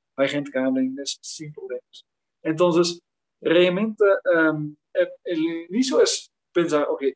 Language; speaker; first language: Spanish; non-native, fluent; Dutch